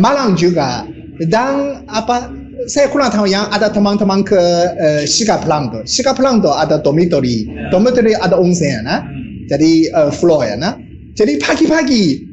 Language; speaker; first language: Indonesian; non-native, learner; Japanese